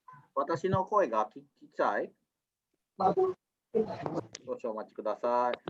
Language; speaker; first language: Japanese; non-native, learner; Indonesian